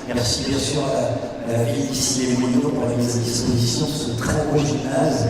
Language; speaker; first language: French; native; French